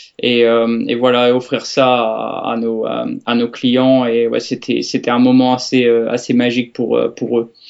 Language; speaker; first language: French; native; French